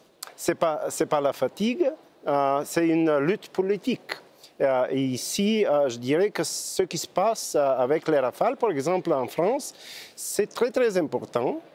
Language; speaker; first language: French; non-native, fluent; Bulgarian